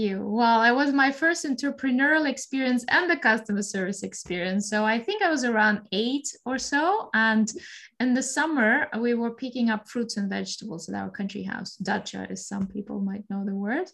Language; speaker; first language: English; non-native, fluent; Russian